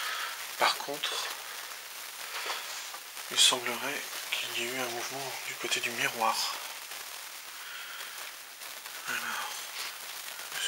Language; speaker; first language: French; native; French